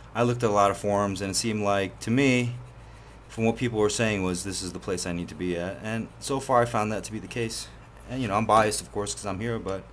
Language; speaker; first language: English; native; English